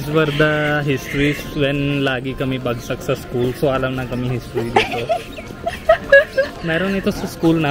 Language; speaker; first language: Filipino; non-native, learner; Hindi